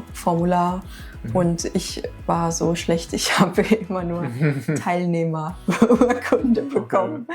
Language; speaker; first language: German; native; German